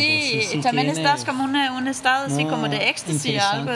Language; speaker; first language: Spanish; non-native, fluent; Danish